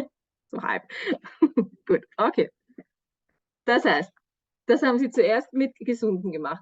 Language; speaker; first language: German; native; German